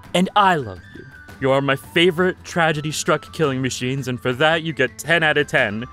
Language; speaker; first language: English; native; English